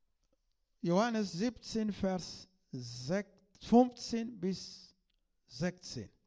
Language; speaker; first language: German; non-native, learner; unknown